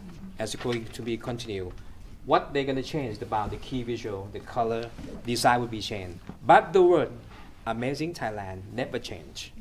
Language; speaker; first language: English; non-native, fluent; Thai